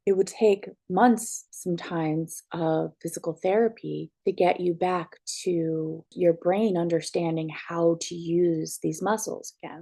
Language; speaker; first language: English; native; English